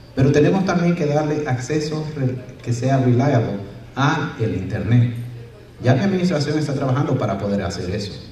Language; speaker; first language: Spanish; early bilingual, other home language; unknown